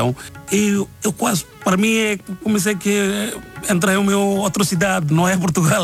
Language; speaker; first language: Portuguese; non-native, learner; Bangla